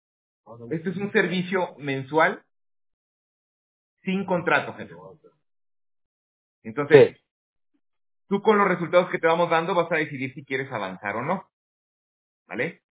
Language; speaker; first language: Spanish; native; Spanish